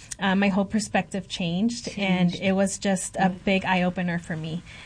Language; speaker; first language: English; early bilingual, other home language; Spanish